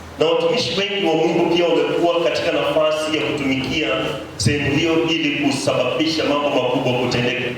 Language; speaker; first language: Swahili; native; Swahili